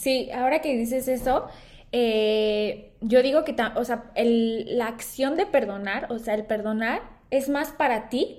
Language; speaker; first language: Spanish; native; Spanish